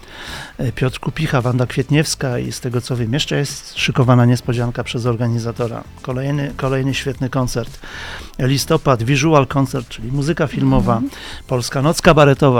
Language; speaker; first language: Polish; native; Polish